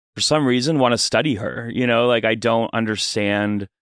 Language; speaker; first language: English; native; English